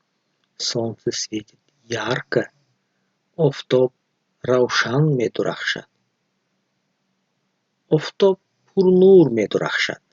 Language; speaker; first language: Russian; non-native, fluent; Tajik